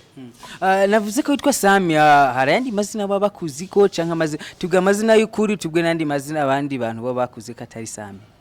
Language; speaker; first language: Rundi; native; Rundi